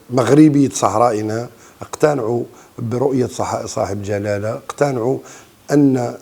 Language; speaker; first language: Arabic; native; Arabic